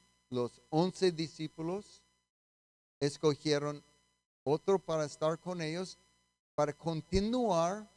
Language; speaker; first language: Spanish; non-native, fluent; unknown